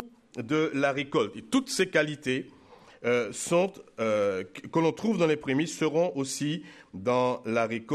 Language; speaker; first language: French; native; French